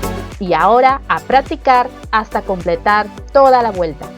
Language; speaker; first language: Spanish; native; Spanish